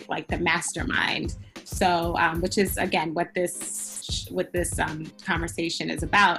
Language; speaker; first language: English; early bilingual, other home language; Spanish